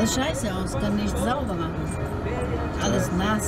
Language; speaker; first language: German; non-native, learner; Portuguese